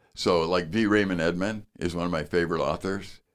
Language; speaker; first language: English; native; English